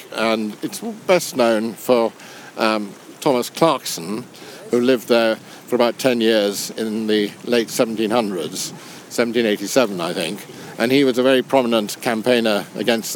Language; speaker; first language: English; native; English